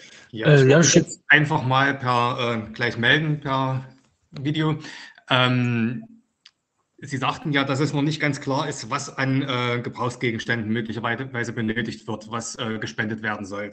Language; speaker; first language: German; native; German